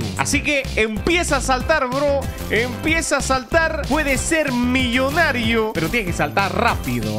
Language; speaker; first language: Spanish; native; Spanish